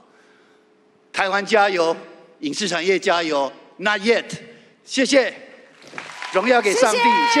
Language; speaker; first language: Chinese; native; Chinese